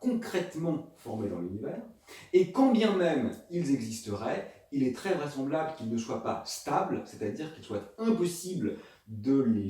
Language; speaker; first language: French; native; French